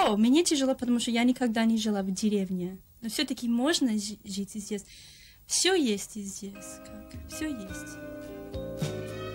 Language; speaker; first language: Russian; non-native, fluent; English